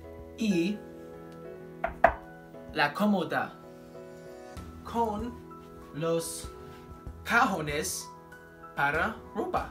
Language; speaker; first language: Spanish; non-native, learner; English